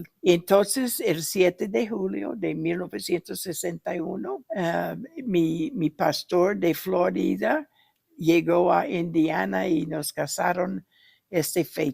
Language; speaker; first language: Spanish; non-native, fluent; English